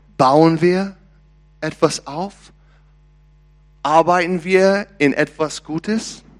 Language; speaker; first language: German; non-native, learner; English